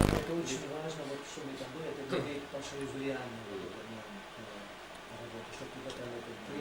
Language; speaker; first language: Russian; non-native, learner; German